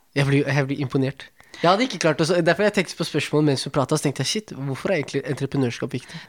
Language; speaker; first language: Norwegian; early bilingual, other home language; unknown